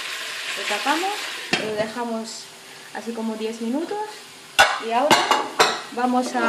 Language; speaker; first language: Spanish; non-native, fluent; Arabic